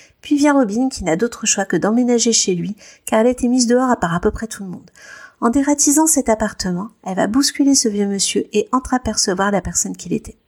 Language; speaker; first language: French; native; French